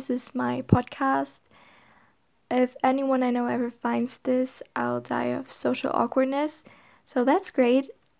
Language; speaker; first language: English; non-native, fluent; German